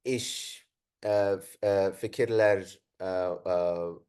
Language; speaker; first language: Turkish; non-native, learner; Arabic